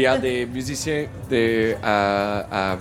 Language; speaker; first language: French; non-native, learner; English